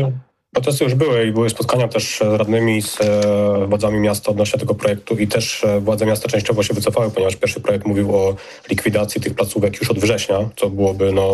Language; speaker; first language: Polish; native; Polish